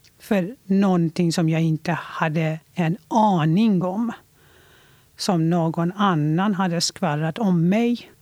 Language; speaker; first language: Swedish; non-native, fluent; Persian